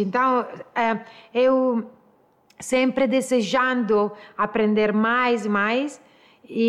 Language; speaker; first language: Portuguese; non-native, learner; Italian